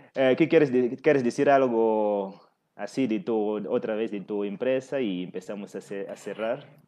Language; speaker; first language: Spanish; non-native, fluent; Portuguese